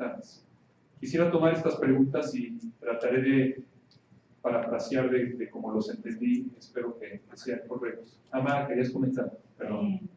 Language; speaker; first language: Spanish; native; Spanish